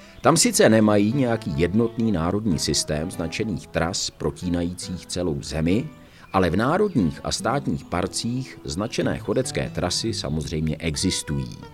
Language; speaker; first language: Czech; native; Czech